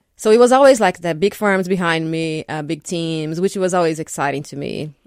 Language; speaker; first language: English; non-native, fluent; Portuguese